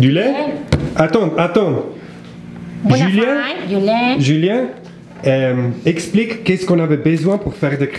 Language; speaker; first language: French; non-native, learner; Spanish